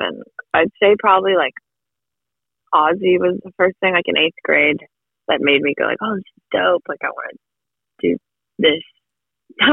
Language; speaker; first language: English; native; English